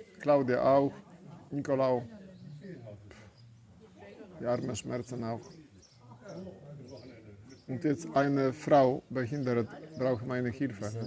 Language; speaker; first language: German; non-native, learner; Polish